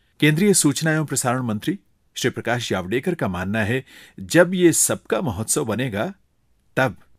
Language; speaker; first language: Hindi; native; Hindi